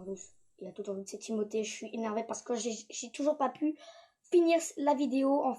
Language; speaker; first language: French; native; French